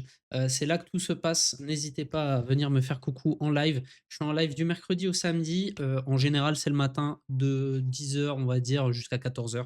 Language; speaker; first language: French; native; French